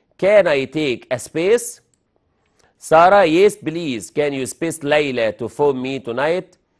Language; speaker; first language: English; non-native, fluent; Arabic